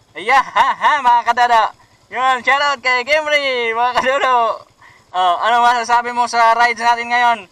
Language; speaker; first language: Filipino; non-native, local second language; Cebuano